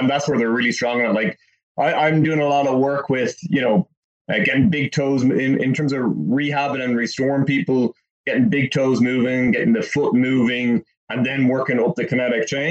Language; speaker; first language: English; native; English